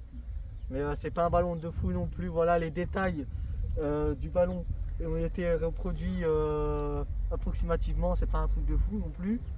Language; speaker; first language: French; native; French